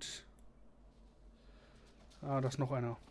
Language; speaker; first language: German; native; German